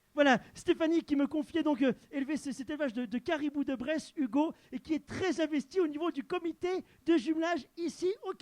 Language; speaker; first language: French; native; French